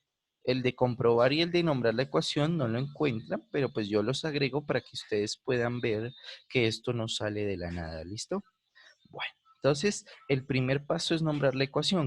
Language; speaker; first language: Spanish; native; Spanish